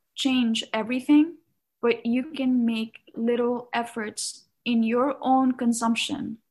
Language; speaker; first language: English; non-native, local second language; Nepali